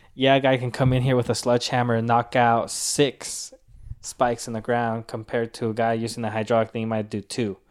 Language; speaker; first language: English; native; English